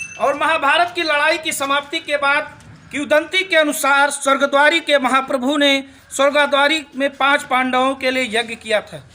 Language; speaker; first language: Hindi; native; Hindi